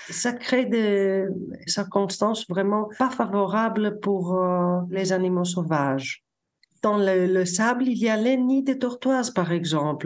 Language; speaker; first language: French; non-native, fluent; Greek